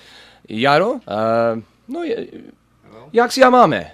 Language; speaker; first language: Slovak; early bilingual, heritage; English